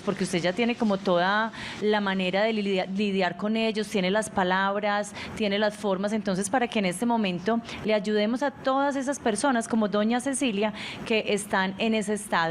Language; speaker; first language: Spanish; native; Spanish